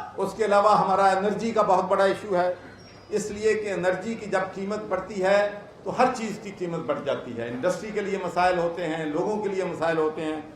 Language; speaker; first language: Urdu; non-native, local second language; Punjabi